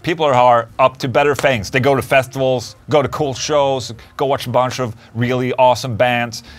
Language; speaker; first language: English; non-native, fluent; Swedish